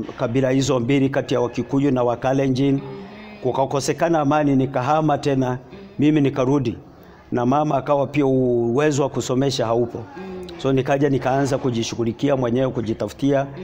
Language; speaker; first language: Swahili; non-native, local second language; Gusii